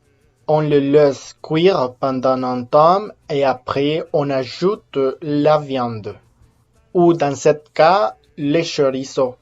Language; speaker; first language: French; non-native, fluent; Spanish